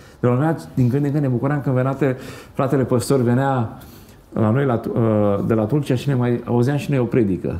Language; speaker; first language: Romanian; native; Romanian